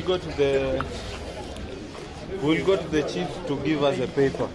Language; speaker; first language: English; non-native, local second language; Swahili